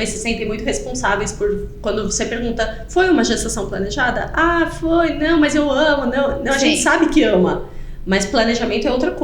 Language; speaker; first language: Portuguese; native; Portuguese